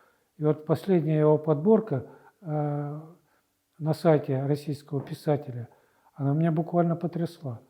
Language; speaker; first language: Russian; native; Russian